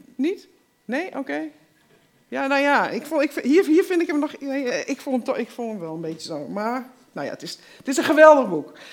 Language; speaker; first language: Dutch; native; Dutch